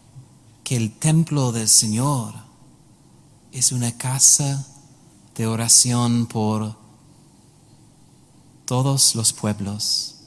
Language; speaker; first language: Spanish; non-native, learner; English